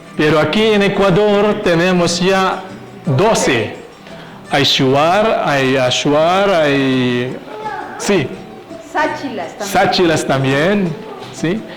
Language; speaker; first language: Spanish; non-native, fluent; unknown